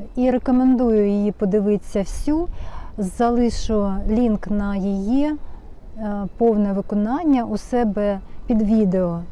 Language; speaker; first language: Ukrainian; non-native, local second language; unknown